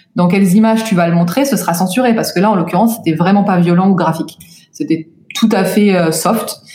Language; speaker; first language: French; native; French